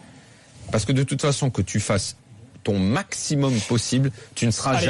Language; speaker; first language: French; native; French